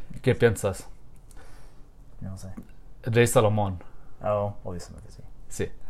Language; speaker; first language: Spanish; non-native, learner; English